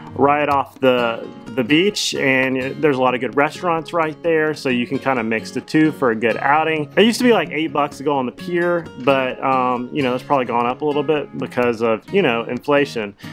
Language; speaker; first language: English; native; English